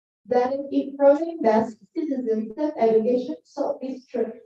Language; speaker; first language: English; non-native, learner; Indonesian